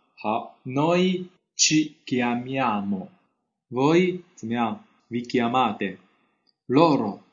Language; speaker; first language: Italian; non-native, fluent; Chinese